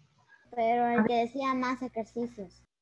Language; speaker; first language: Spanish; native; Spanish